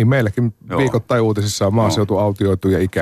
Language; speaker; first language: Finnish; native; Finnish